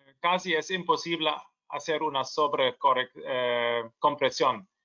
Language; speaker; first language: Spanish; non-native, learner; German